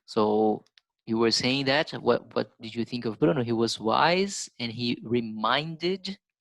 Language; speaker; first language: English; non-native, fluent; Portuguese